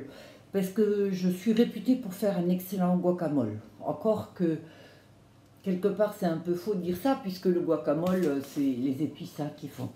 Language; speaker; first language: French; native; French